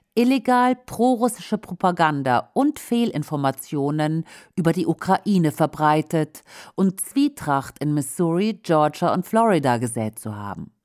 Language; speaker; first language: German; native; German